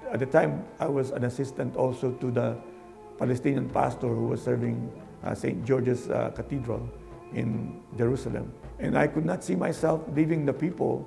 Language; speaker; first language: English; non-native, local second language; Filipino